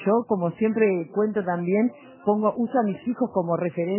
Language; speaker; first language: Spanish; native; Spanish